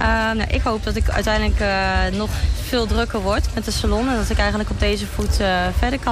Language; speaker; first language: Dutch; native; Dutch